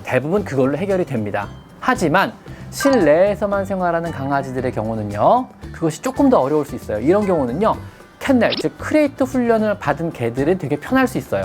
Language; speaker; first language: Korean; native; Korean